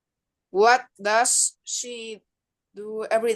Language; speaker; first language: English; non-native, learner; Spanish